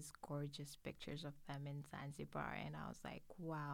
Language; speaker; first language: English; non-native, local second language; Swahili